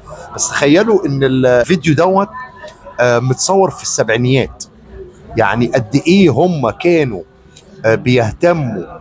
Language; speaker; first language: Arabic; native; Arabic